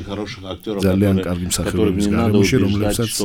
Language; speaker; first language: Russian; non-native, local second language; Georgian